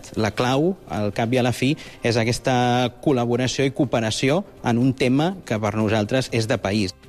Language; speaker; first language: Catalan; native; Catalan